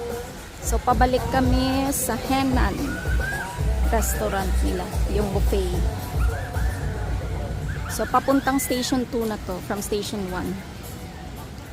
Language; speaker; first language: Filipino; non-native, local second language; Hiligaynon